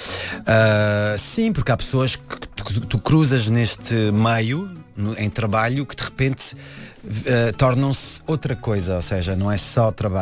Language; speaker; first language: Portuguese; non-native, fluent; French